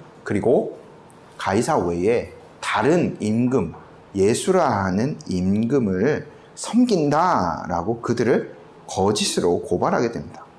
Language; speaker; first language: Korean; native; Korean